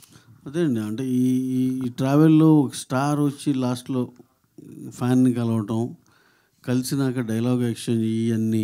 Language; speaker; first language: Telugu; native; Telugu